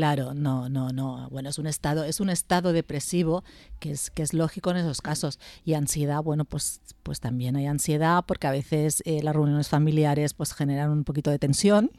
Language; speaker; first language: Spanish; native; Spanish